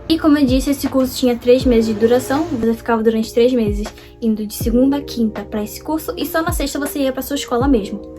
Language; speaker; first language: Portuguese; native; Portuguese